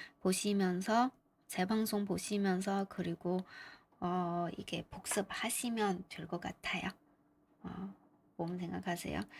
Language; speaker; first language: Korean; non-native, fluent; Chinese